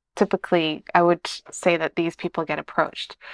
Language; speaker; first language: English; non-native, fluent; Portuguese